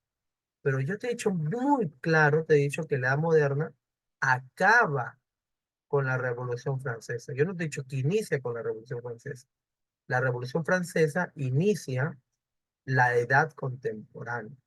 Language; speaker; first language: Spanish; native; Spanish